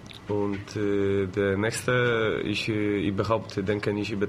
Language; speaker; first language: German; non-native, learner; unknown